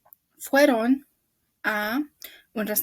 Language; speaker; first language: Spanish; non-native, fluent; English